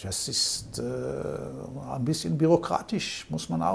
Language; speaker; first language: German; non-native, fluent; Hebrew